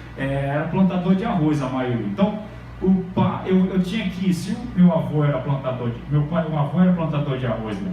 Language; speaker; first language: Portuguese; early bilingual, other home language; Japanese